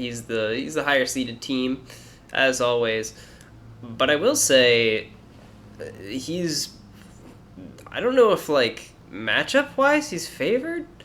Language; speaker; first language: English; native; English